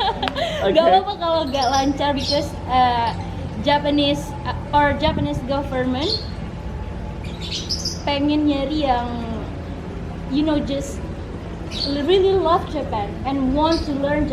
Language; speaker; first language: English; non-native, fluent; Indonesian